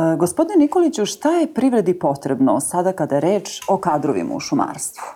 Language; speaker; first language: Serbian; native; Serbian